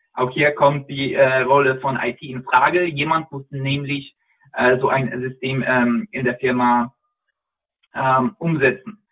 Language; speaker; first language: German; non-native, fluent; Polish